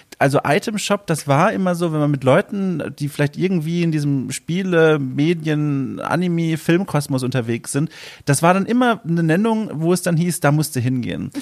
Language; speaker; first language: German; native; German